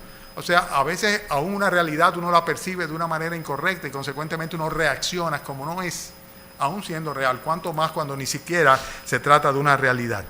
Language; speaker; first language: Spanish; native; Spanish